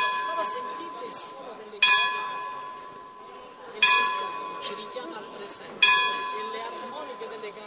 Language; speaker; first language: Italian; native; Italian